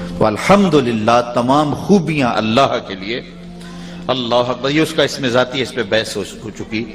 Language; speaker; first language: Urdu; non-native, local second language; Punjabi